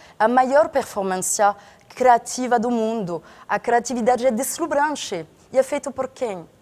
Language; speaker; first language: Portuguese; non-native, fluent; French